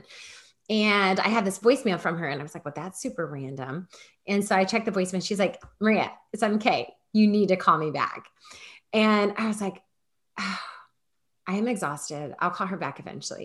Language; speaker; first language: English; native; English